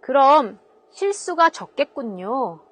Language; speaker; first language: Korean; native; Korean